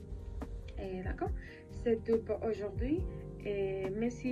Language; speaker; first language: French; non-native, learner; Spanish